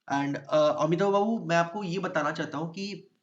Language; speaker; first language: Hindi; non-native, local second language; Bangla